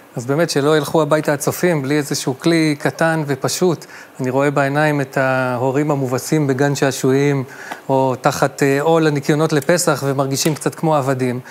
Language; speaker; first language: Hebrew; native; Hebrew